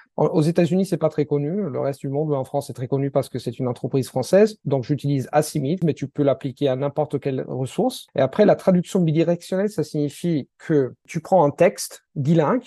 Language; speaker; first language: French; non-native, fluent; Italian